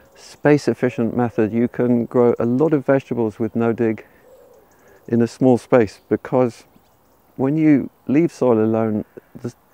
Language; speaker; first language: English; native; English